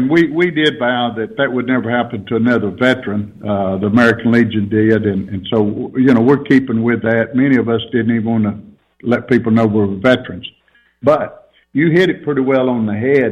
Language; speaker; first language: English; native; English